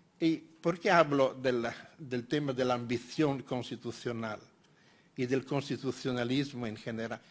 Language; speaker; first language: Spanish; non-native, fluent; Italian